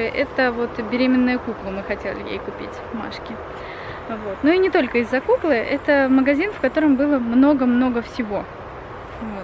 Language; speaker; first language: Russian; native; Russian